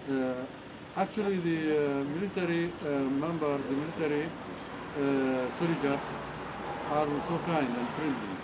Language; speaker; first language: English; non-native, learner; Arabic